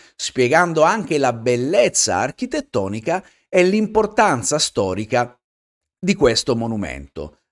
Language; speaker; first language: Spanish; non-native, fluent; Italian